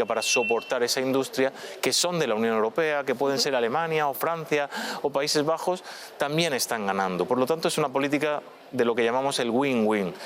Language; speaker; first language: Spanish; native; Spanish